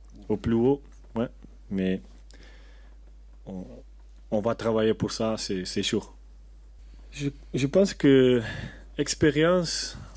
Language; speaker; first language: French; non-native, learner; Portuguese